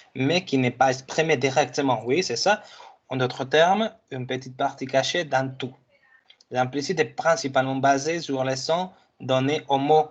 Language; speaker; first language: French; non-native, fluent; Spanish